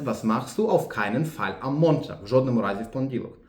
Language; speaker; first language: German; non-native, fluent; Ukrainian